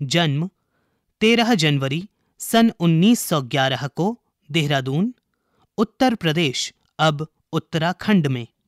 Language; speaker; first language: Hindi; native; Hindi